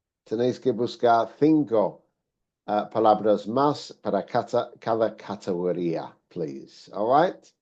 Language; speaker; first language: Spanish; non-native, fluent; English